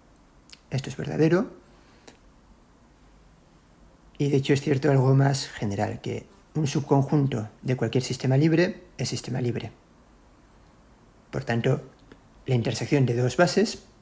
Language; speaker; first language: Spanish; native; Spanish